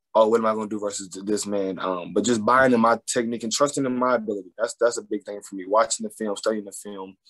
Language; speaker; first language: English; native; English